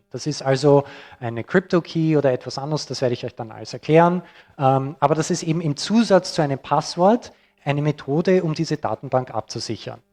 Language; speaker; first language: German; non-native, fluent; English